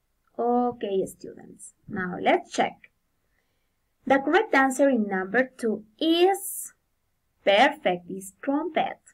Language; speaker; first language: English; non-native, fluent; Spanish